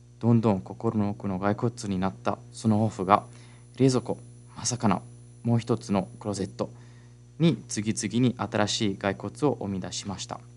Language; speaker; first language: Japanese; non-native, fluent; Italian